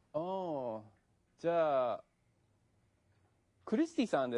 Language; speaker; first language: Japanese; non-native, fluent; English